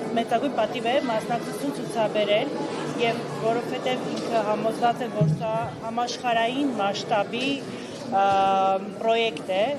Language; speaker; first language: Armenian; early bilingual, heritage; Armenian